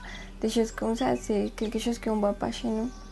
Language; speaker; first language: French; non-native, fluent; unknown